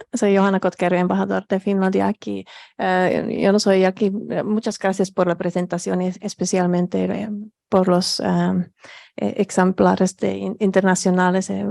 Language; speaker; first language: Spanish; non-native, learner; Finnish